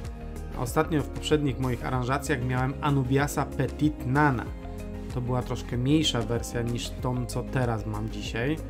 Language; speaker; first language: Polish; native; Polish